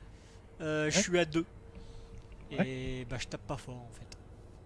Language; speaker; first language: French; native; French